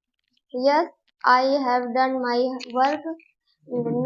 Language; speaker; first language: English; non-native, learner; Hindi